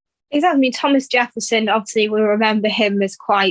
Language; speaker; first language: English; native; English